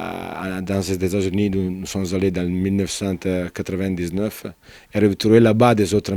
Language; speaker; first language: French; non-native, fluent; Italian